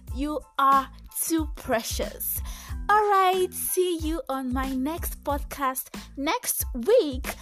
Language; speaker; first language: English; non-native, local second language; Igbo